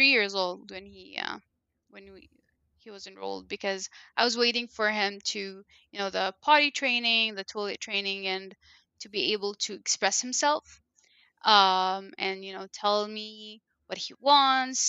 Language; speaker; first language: English; non-native, fluent; Arabic